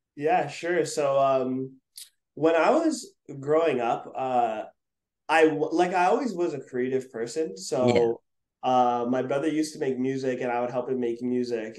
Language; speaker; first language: English; native; English